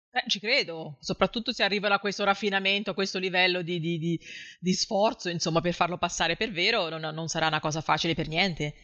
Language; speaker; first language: Italian; non-native, fluent; Portuguese